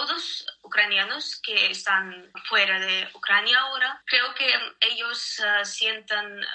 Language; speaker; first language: Spanish; non-native, fluent; Ukrainian